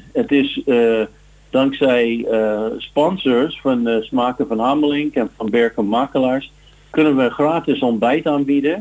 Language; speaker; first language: Dutch; non-native, fluent; English